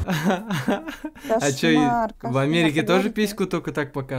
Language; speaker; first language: Russian; native; Russian